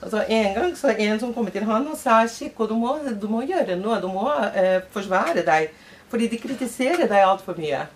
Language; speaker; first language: Norwegian; non-native, fluent; Portuguese